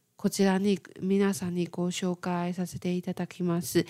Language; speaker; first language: Japanese; non-native, fluent; Chinese